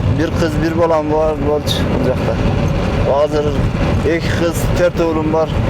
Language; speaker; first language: Kyrgyz; native; Kyrgyz